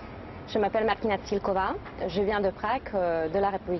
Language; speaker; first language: French; non-native, fluent; Czech